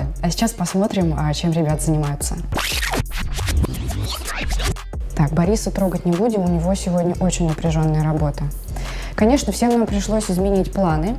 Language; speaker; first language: Russian; native; Russian